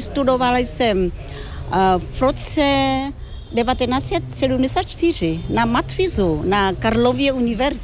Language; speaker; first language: Czech; non-native, fluent; Vietnamese